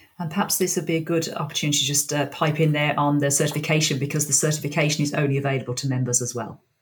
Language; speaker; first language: English; native; English